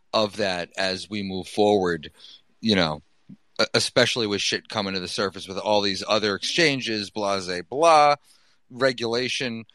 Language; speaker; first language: English; native; English